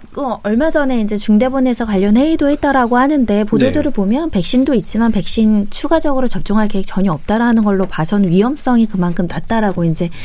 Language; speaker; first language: Korean; native; Korean